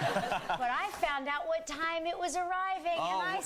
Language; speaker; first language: English; native; English